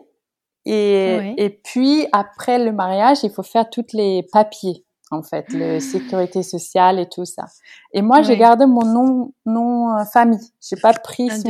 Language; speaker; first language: French; non-native, fluent; Norwegian